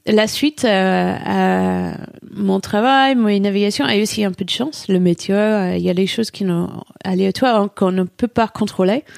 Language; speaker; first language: French; non-native, fluent; English